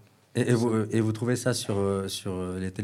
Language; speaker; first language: French; native; French